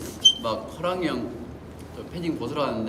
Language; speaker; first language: Korean; native; Korean